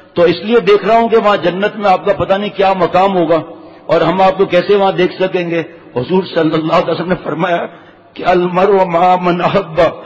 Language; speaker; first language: Urdu; native; Urdu